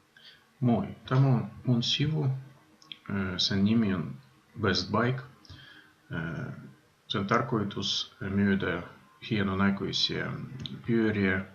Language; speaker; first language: Finnish; non-native, fluent; Russian